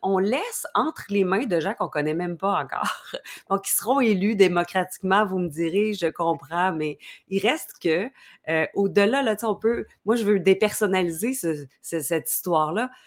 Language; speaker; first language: French; native; French